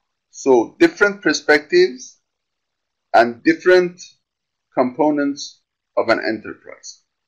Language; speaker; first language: English; non-native, fluent; Persian